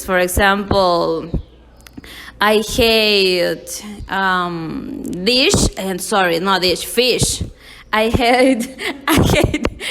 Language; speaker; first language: English; non-native, learner; Spanish